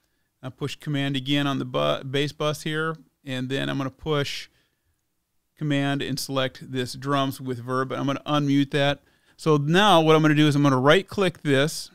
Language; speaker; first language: English; native; English